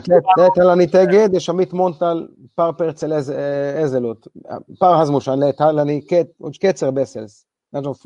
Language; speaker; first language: Hungarian; non-native, learner; Hebrew